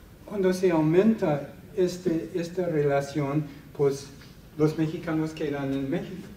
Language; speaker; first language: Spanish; non-native, fluent; English